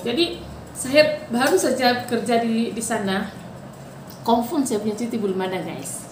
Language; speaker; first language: Malay; non-native, fluent; Batak Toba